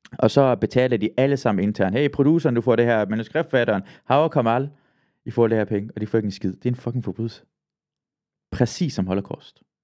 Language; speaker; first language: Danish; early bilingual, other home language; Persian